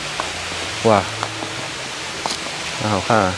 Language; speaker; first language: Chinese; non-native, learner; Vietnamese